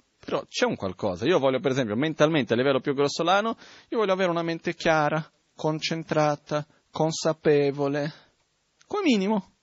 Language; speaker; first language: Italian; non-native, fluent; Portuguese